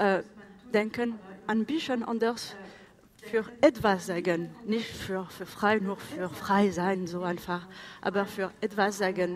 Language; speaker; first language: German; non-native, learner; French